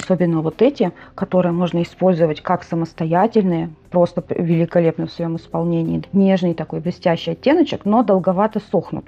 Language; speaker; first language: Russian; native; Russian